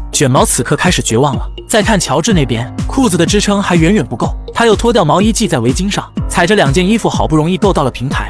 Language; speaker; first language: Chinese; native; Chinese